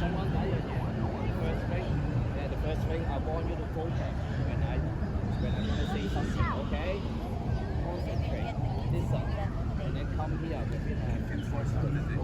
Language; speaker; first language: English; non-native, fluent; Cantonese